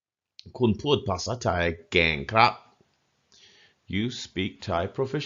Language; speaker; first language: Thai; non-native, fluent; English